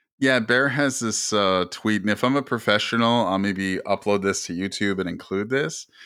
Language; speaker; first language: English; native; English